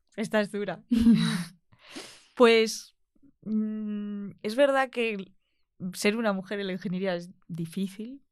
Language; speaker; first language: Spanish; native; Spanish